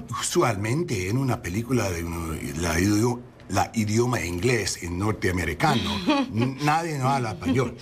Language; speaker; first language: Spanish; non-native, learner; English